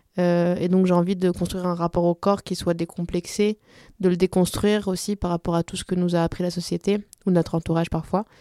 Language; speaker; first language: French; early bilingual, other home language; Spanish